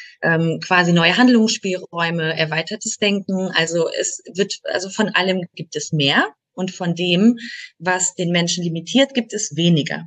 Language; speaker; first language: German; native; German